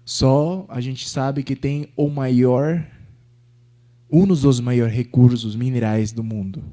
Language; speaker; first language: Portuguese; non-native, fluent; Spanish